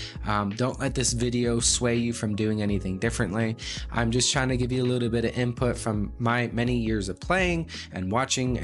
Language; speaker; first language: English; native; English